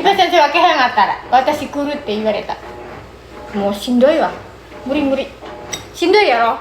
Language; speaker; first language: Japanese; non-native, learner; Indonesian